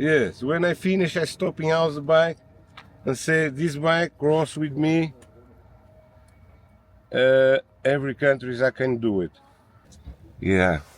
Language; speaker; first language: English; non-native, learner; Portuguese